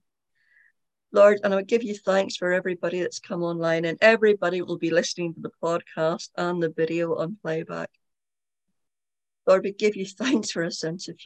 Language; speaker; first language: English; native; English